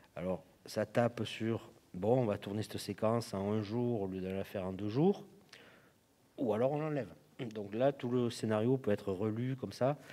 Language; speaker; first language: French; native; French